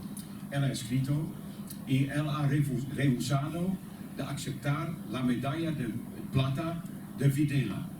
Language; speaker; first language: Spanish; non-native, learner; Dutch